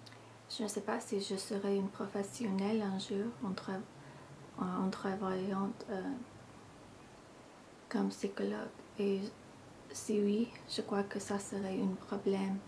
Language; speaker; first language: French; non-native, learner; English